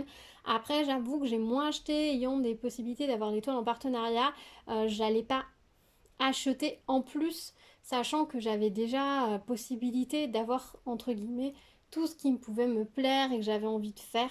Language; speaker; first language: French; native; French